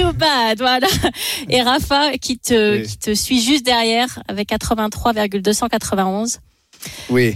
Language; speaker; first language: French; native; French